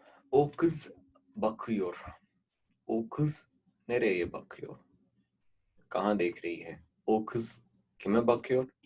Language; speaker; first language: Turkish; non-native, fluent; Urdu